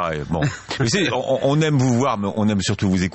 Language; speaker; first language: French; native; French